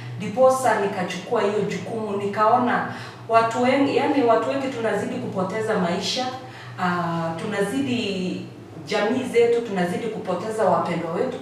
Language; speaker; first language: Swahili; non-native, local second language; Kalenjin